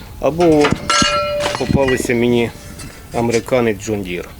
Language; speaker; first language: Ukrainian; native; Ukrainian